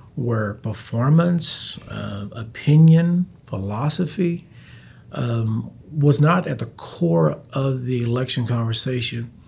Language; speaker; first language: English; native; English